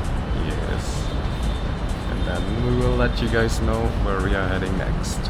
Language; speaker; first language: English; non-native, fluent; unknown